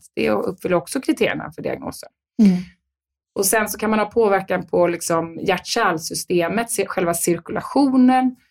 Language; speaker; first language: Swedish; native; Swedish